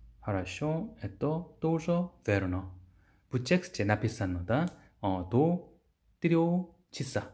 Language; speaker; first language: Russian; non-native, learner; Korean